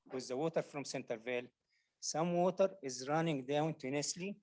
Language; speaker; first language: English; non-native, learner; Arabic